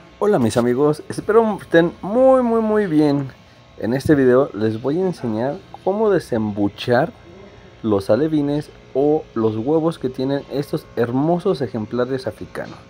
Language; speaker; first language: Spanish; native; Spanish